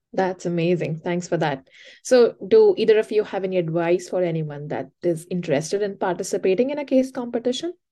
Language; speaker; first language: English; non-native, local second language; Hindi